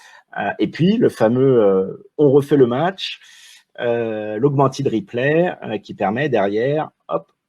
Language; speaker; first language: French; native; French